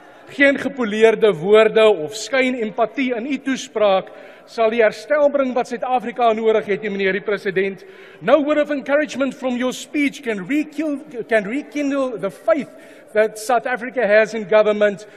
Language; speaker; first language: English; non-native, local second language; Afrikaans